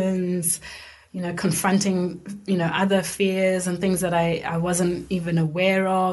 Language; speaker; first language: English; non-native, local second language; Shona